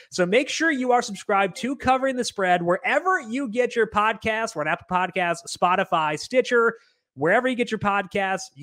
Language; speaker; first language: English; native; English